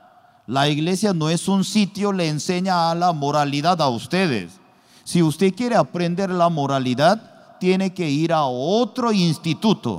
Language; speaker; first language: Spanish; non-native, learner; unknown